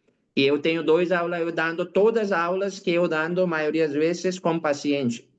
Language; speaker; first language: Portuguese; non-native, learner; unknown